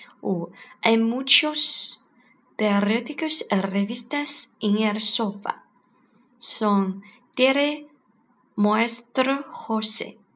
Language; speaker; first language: Spanish; non-native, learner; Chinese